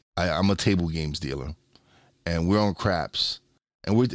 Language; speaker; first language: English; native; English